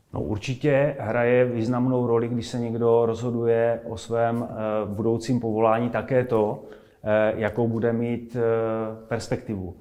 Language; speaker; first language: Czech; native; Czech